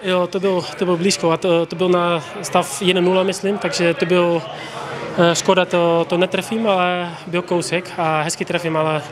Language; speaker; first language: Czech; non-native, learner; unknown